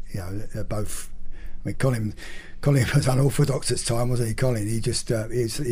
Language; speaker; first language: English; native; English